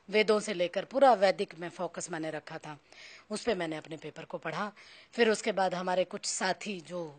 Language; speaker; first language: Hindi; native; Hindi